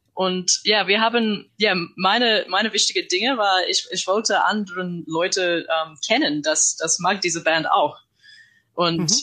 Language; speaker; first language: German; non-native, learner; English